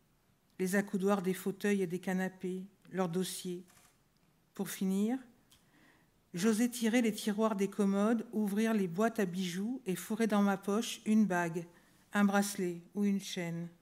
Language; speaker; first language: French; native; French